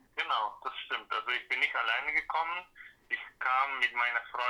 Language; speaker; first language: German; non-native, fluent; Slovak